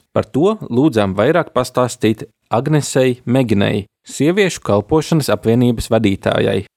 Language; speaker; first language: Latvian; native; Latvian